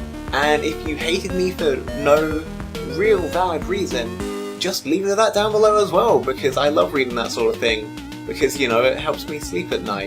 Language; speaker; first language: English; native; English